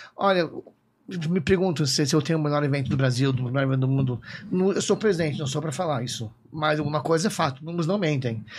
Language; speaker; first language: Portuguese; non-native, fluent; English